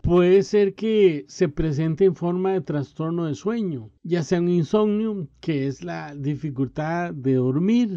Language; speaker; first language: Spanish; native; Spanish